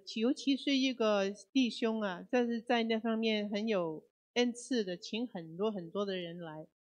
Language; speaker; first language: Chinese; non-native, fluent; Cantonese